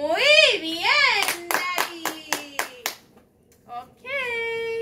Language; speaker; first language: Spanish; non-native, learner; English